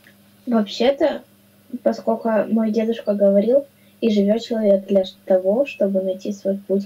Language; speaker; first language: Russian; native; Russian